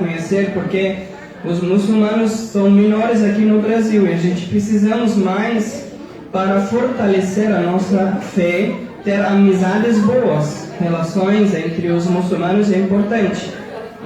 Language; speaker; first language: Portuguese; non-native, fluent; Arabic